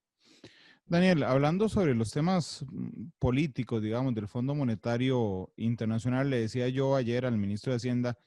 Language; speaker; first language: Spanish; native; Spanish